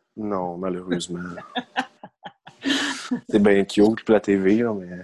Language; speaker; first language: French; native; French